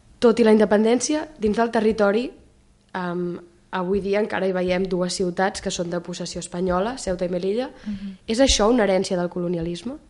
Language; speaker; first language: Catalan; native; Catalan